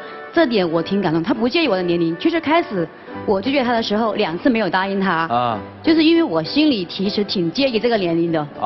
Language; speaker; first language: Chinese; native; Chinese